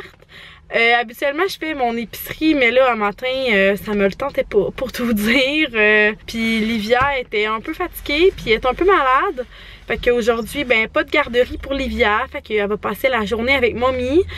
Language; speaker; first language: French; native; French